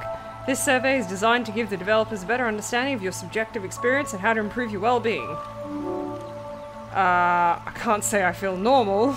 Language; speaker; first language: English; native; English